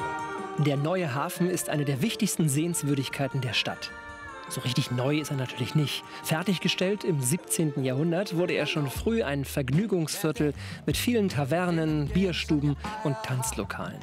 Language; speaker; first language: German; native; German